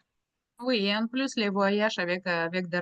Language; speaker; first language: French; non-native, fluent; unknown